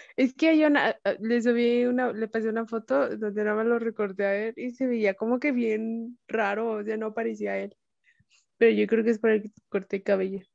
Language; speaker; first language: Spanish; native; Spanish